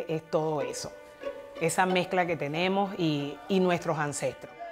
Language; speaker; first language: Spanish; native; Spanish